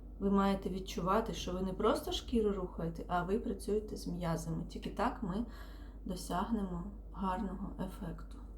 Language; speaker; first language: Ukrainian; non-native, local second language; Russian